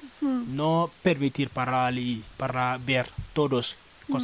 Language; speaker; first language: Spanish; non-native, learner; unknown